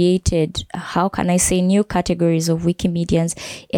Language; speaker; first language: English; non-native, local second language; Ganda